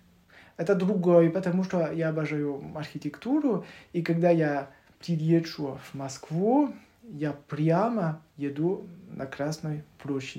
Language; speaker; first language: Russian; non-native, learner; French